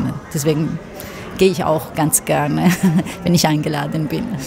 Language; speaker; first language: German; non-native, fluent; Italian